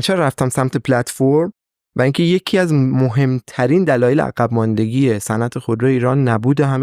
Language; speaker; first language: Persian; native; Persian